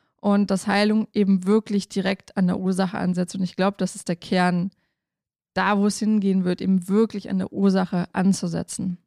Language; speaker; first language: German; native; German